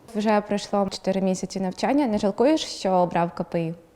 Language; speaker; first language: Ukrainian; native; Ukrainian